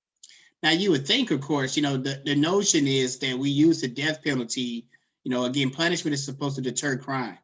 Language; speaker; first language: English; native; English